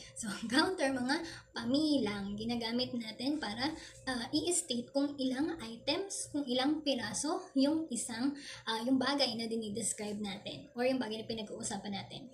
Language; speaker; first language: Filipino; native; Filipino